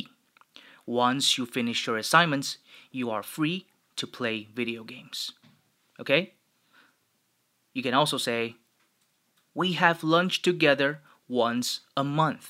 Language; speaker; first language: English; non-native, fluent; Chinese